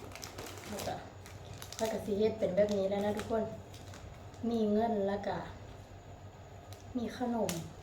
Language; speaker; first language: Thai; non-native, local second language; Lao